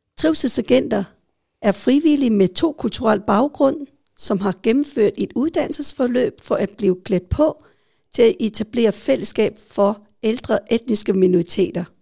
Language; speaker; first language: Danish; early bilingual, other home language; Vietnamese